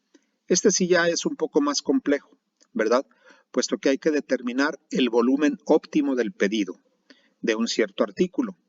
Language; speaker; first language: Spanish; native; Spanish